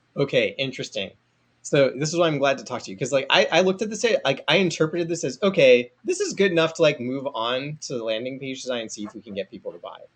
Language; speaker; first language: English; native; English